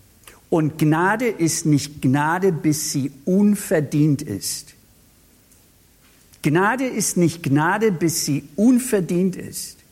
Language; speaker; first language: German; non-native, fluent; English